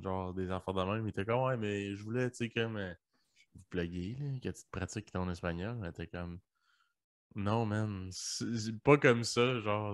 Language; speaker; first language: French; early bilingual, other home language; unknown